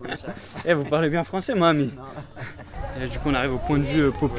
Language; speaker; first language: French; native; French